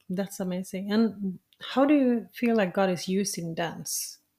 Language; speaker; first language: English; non-native, fluent; Norwegian